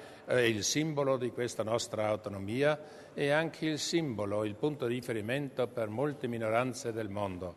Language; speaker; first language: Italian; non-native, local second language; German